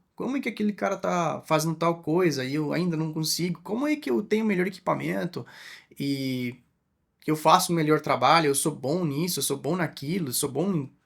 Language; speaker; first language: Portuguese; non-native, fluent; Spanish